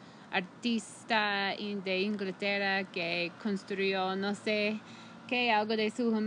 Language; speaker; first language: Spanish; non-native, fluent; English